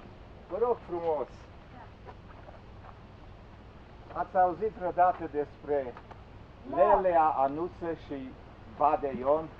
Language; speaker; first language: Romanian; non-native, local second language; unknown